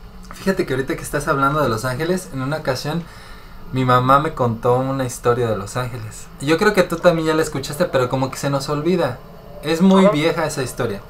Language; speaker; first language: Spanish; native; Spanish